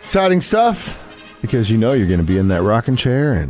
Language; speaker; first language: English; native; English